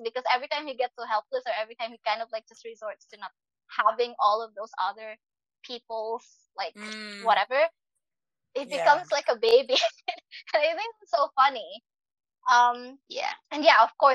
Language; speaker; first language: English; non-native, local second language; Cebuano